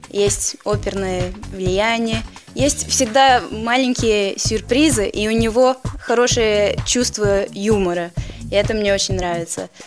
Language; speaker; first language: Russian; early bilingual, heritage; Russian